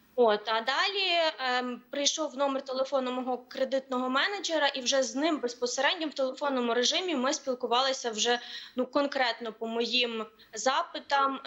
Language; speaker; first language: Ukrainian; native; Ukrainian